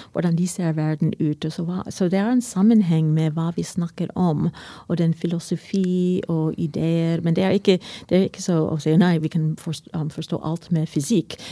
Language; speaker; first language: Norwegian; non-native, fluent; English